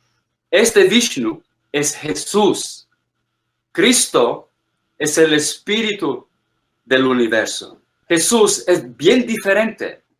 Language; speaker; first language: Spanish; non-native, fluent; English